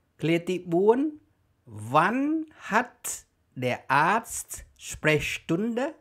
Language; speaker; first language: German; non-native, learner; Khmer